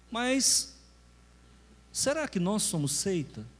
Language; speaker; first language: Portuguese; native; Portuguese